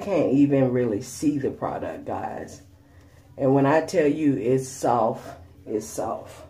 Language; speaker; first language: English; native; English